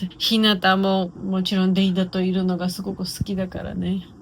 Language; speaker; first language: Japanese; non-native, fluent; Georgian